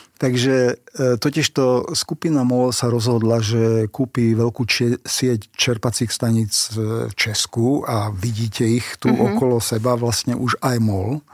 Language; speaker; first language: Slovak; non-native, local second language; Hungarian